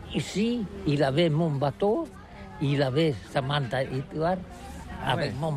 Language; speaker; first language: French; non-native, learner; Catalan